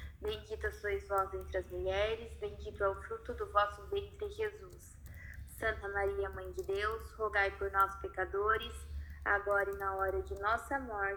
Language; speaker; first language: Portuguese; native; Portuguese